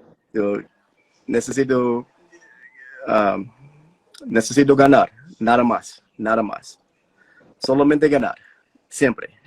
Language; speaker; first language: Spanish; non-native, learner; English